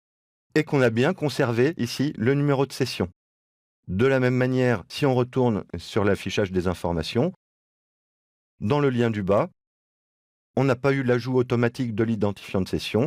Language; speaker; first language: French; native; French